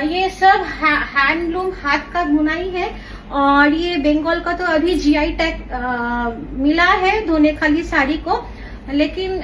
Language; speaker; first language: Hindi; non-native, local second language; Bangla